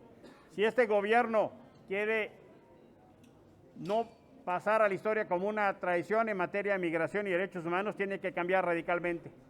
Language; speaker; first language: Spanish; native; Spanish